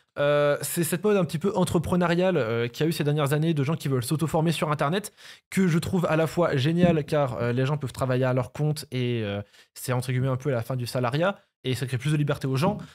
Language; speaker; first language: French; native; French